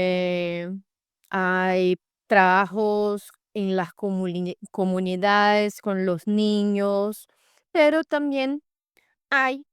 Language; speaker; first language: Spanish; non-native, fluent; Portuguese